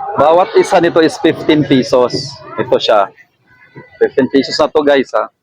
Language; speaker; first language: Filipino; native; Filipino